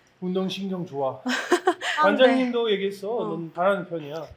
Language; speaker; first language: Korean; non-native, learner; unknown